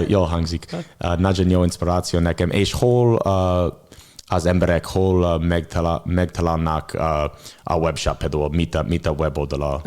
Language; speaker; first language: Hungarian; non-native, learner; English